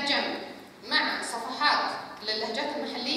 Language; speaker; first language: Arabic; native; Arabic